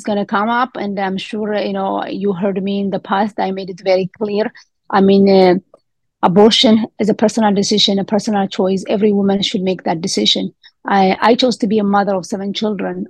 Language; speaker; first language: English; early bilingual, other home language; Amharic